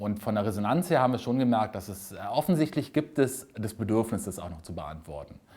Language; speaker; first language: German; native; German